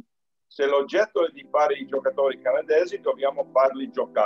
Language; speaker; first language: Italian; early bilingual, heritage; Italian